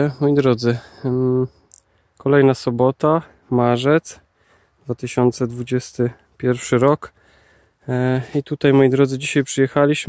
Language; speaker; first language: Polish; native; Polish